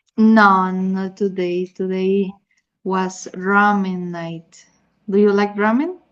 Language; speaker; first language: English; non-native, learner; Spanish